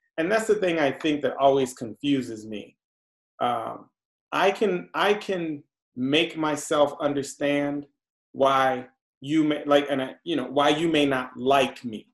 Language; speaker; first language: English; native; English